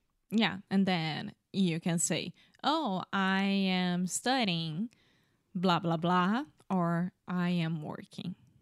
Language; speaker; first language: English; non-native, fluent; Portuguese